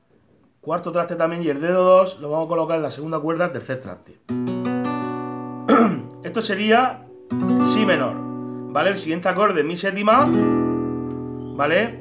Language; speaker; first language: Spanish; native; Spanish